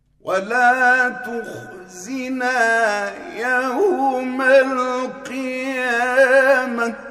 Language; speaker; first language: Arabic; native; Arabic